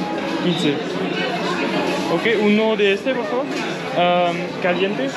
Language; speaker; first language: Spanish; non-native, learner; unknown